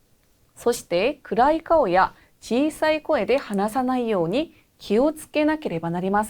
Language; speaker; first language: Japanese; non-native, fluent; Korean